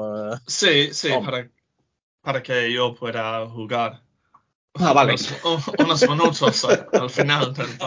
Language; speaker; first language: Spanish; non-native, learner; English